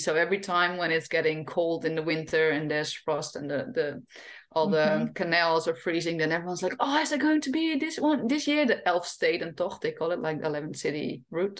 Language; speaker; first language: English; non-native, fluent; Western Frisian